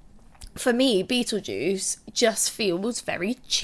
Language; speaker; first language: English; native; English